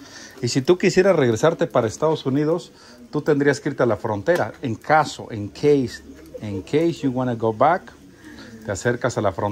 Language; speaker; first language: Spanish; native; Spanish